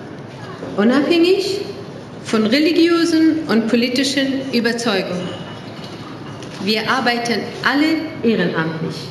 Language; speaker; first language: German; non-native, fluent; Persian